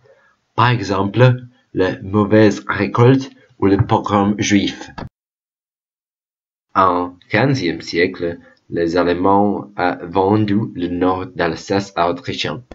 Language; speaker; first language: French; non-native, learner; Czech